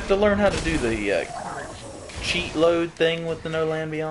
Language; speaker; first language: English; native; English